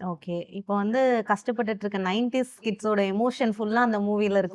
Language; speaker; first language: Tamil; native; Tamil